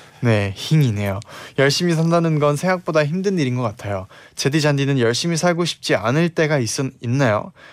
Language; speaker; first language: Korean; native; Korean